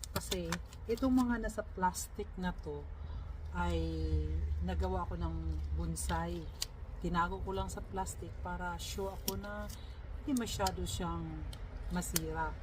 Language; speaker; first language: Filipino; native; Filipino